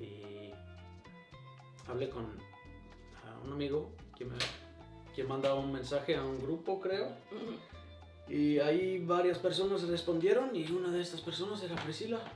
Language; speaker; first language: Spanish; non-native, fluent; Icelandic